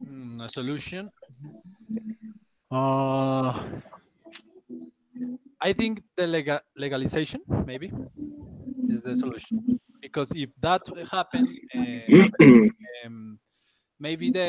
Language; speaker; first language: English; non-native, learner; Spanish